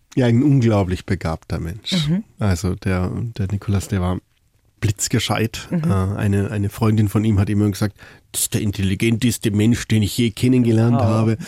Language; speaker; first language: German; native; German